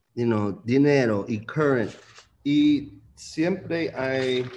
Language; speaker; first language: Spanish; non-native, learner; English